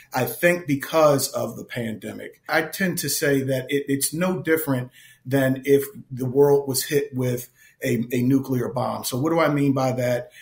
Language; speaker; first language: English; native; English